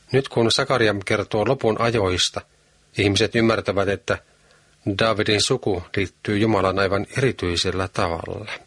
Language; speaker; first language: Finnish; native; Finnish